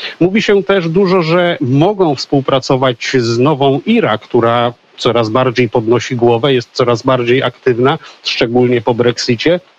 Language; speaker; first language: Polish; native; Polish